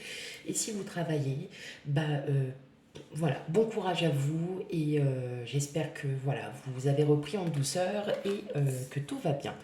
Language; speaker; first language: French; native; French